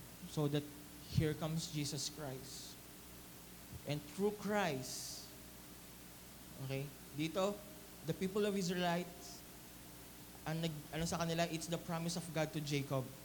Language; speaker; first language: English; non-native, local second language; Filipino